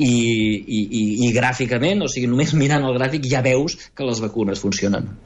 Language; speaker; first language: Catalan; native; Catalan